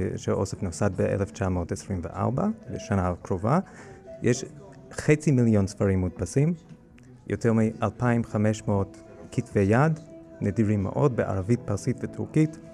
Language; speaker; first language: Hebrew; non-native, fluent; English